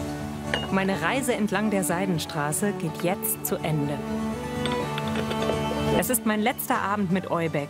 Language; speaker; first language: German; native; German